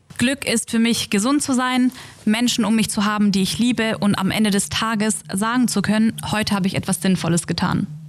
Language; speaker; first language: German; native; German